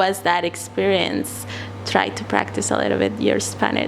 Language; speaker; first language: English; non-native, fluent; Spanish